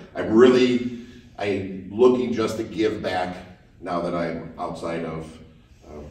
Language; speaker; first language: English; native; English